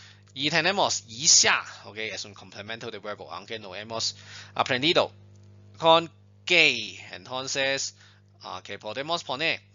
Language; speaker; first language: Spanish; non-native, fluent; Chinese